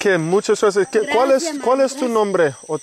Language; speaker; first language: Spanish; non-native, learner; English